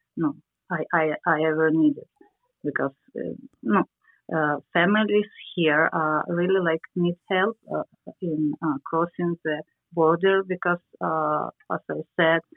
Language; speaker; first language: English; non-native, learner; Russian